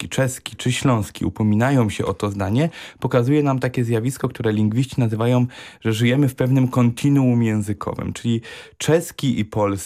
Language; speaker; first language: Polish; non-native, local second language; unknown